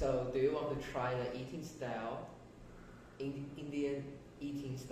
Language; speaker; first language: English; non-native, learner; Chinese